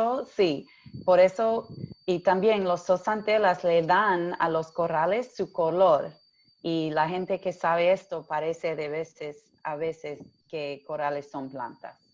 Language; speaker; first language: Spanish; early bilingual, heritage; English